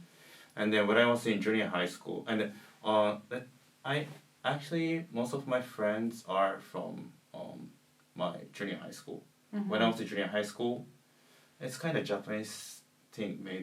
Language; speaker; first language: English; non-native, learner; Japanese